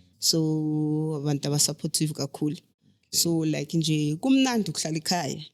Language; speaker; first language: Zulu; native; Zulu